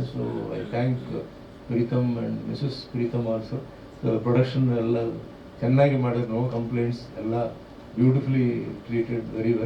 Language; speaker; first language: Kannada; non-native, local second language; Tulu